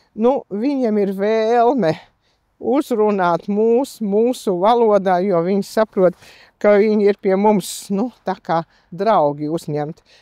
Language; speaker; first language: Latvian; native; Latvian